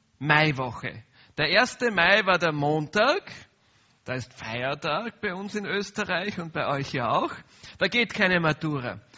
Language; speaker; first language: German; native; German